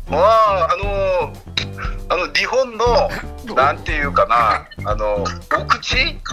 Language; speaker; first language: Japanese; non-native, fluent; Korean